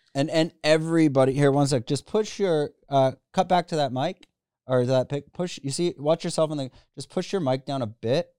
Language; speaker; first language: English; native; English